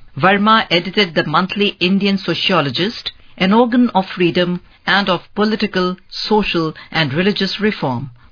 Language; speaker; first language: English; non-native, local second language; Hindi